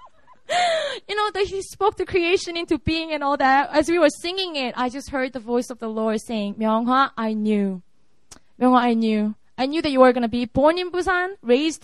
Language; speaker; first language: English; non-native, fluent; Korean